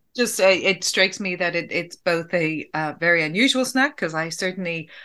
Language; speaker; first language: English; native; English